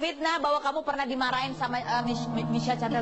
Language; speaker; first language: Indonesian; native; Indonesian